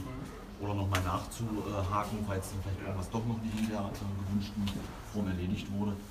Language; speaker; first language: German; native; German